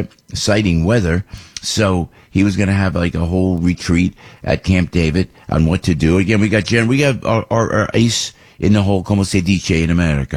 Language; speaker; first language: English; native; English